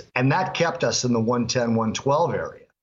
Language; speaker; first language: English; native; English